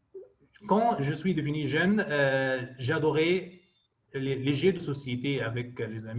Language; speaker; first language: French; non-native, fluent; Arabic